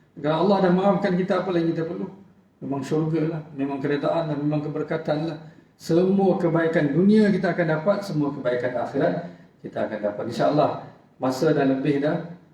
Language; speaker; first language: Malay; native; Malay